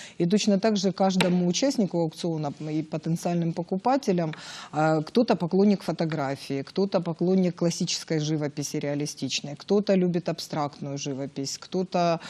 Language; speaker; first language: Russian; native; Russian